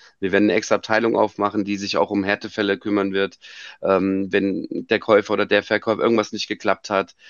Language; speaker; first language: German; native; German